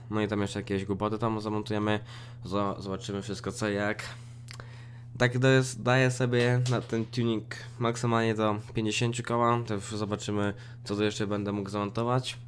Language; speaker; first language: Polish; native; Polish